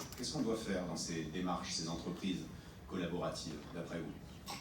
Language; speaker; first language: French; native; French